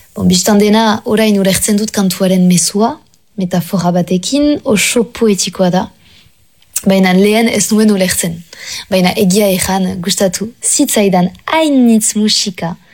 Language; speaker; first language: Basque; non-native, local second language; French